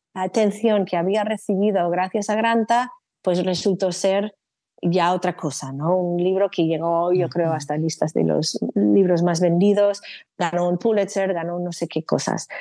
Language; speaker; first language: Spanish; non-native, fluent; English